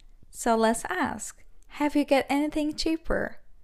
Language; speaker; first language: English; non-native, fluent; Turkish